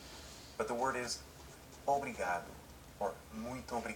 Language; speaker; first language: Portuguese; non-native, learner; English